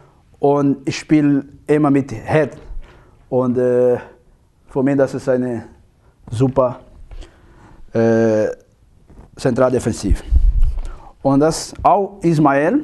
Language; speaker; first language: German; non-native, learner; Portuguese